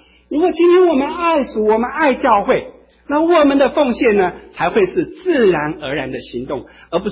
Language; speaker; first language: Chinese; native; Chinese